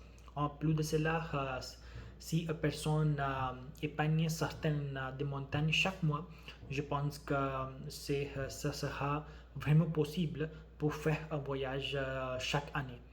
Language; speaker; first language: French; non-native, learner; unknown